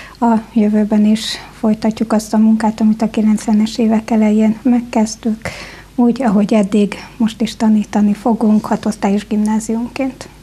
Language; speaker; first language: Hungarian; native; Hungarian